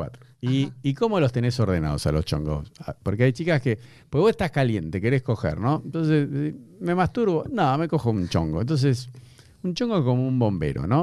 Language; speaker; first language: Spanish; native; Spanish